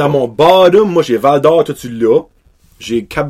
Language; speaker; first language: French; native; French